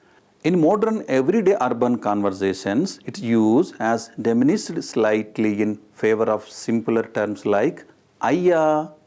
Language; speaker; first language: English; non-native, local second language; Telugu